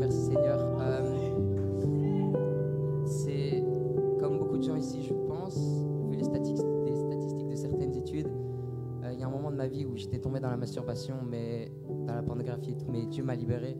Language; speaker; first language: French; native; French